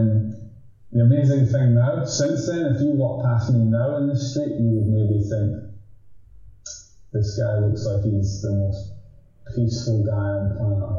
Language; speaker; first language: English; native; English